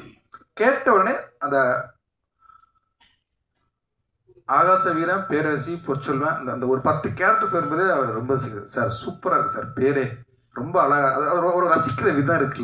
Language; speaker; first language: Tamil; native; Tamil